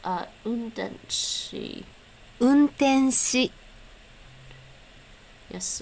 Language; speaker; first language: Japanese; non-native, learner; English